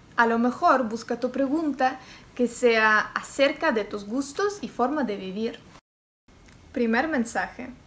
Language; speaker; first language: Spanish; non-native, learner; Ukrainian